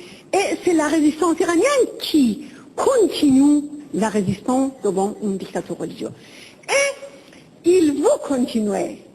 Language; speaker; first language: French; non-native, fluent; Persian